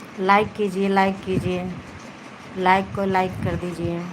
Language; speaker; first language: Hindi; non-native, local second language; Awadhi